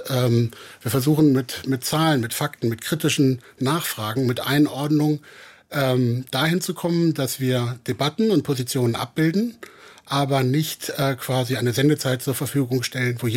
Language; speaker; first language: German; native; German